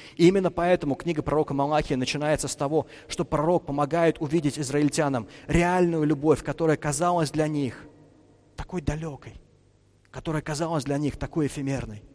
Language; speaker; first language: Russian; native; Russian